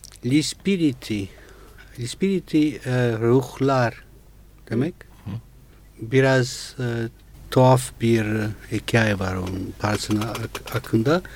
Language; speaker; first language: Turkish; non-native, fluent; Italian